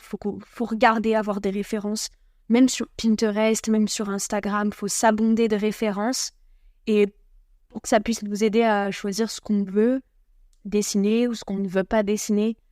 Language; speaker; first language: French; native; French